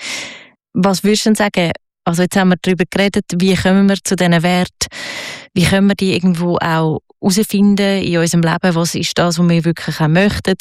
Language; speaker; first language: German; native; German